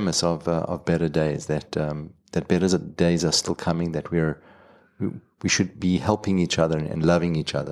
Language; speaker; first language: English; native; English